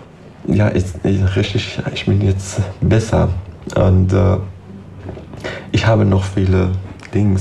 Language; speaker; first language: German; non-native, learner; Persian